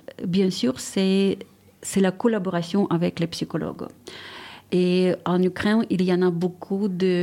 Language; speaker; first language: French; non-native, fluent; Ukrainian